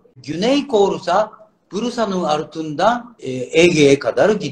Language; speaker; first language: Turkish; non-native, learner; Japanese